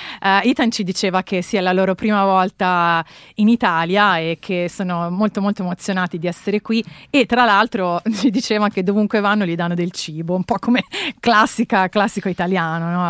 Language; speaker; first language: Italian; native; Italian